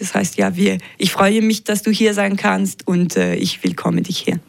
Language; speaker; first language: German; non-native, local second language; French